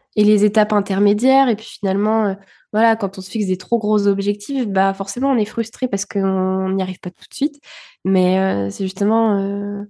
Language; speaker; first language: French; early bilingual, other home language; Bulgarian